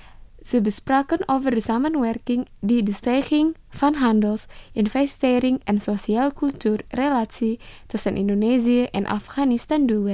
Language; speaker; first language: Dutch; non-native, fluent; Indonesian